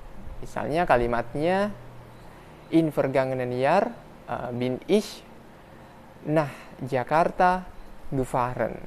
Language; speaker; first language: German; non-native, fluent; Indonesian